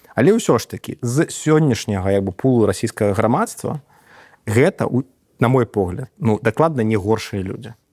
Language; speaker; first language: Belarusian; non-native, local second language; Russian